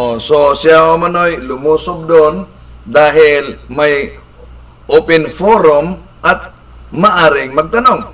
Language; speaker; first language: Filipino; non-native, local second language; Cebuano